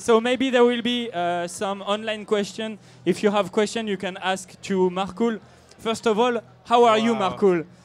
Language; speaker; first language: English; non-native, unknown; French